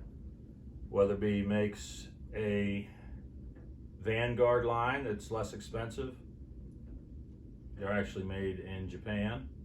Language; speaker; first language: English; native; English